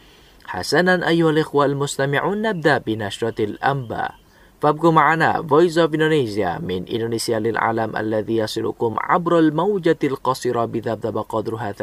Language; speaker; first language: Arabic; non-native, fluent; Indonesian